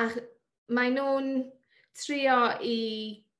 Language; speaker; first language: Welsh; non-native, learner; English